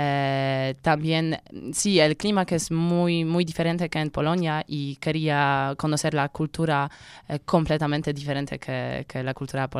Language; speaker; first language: Spanish; non-native, learner; Polish